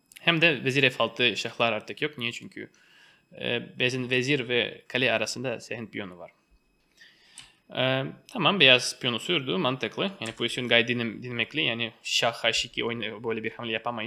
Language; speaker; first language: Turkish; non-native, fluent; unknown